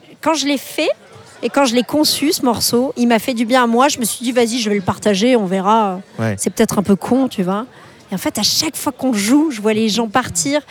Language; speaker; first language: French; native; French